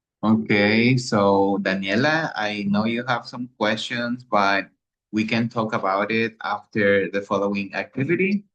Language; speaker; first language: English; non-native, fluent; Spanish